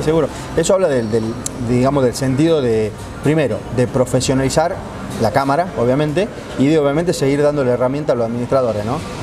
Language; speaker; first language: Spanish; native; Spanish